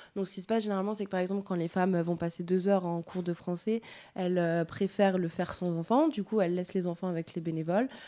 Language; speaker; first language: French; native; French